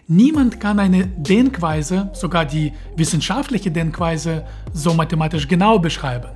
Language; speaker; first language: German; non-native, fluent; Russian